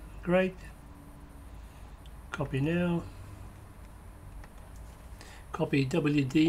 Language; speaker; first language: English; native; English